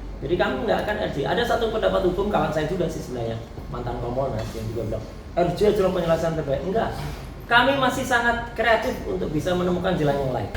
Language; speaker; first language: Indonesian; non-native, local second language; Javanese